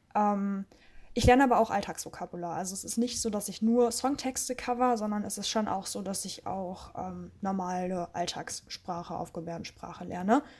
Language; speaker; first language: German; early bilingual, other home language; Russian